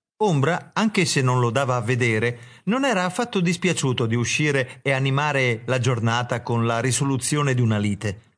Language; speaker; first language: Italian; native; Italian